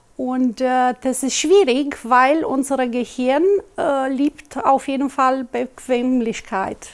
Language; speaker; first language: German; non-native, local second language; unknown